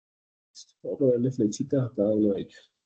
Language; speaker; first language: Spanish; native; Spanish